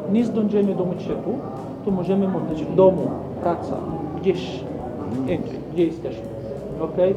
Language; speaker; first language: Polish; non-native, learner; Arabic